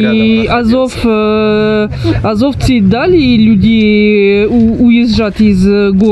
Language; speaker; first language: Russian; non-native, learner; French